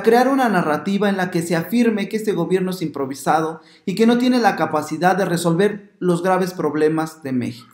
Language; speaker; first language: Spanish; native; Spanish